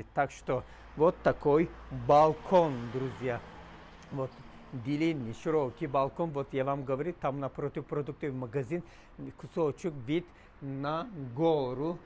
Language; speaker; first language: Russian; non-native, learner; Turkish